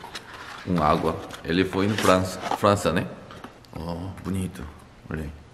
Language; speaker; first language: Portuguese; non-native, learner; Korean